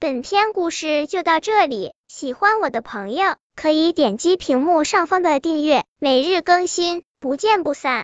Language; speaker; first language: Chinese; native; Chinese